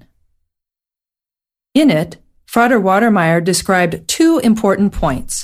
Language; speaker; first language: English; native; English